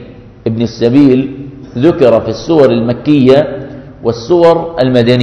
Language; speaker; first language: Arabic; native; Arabic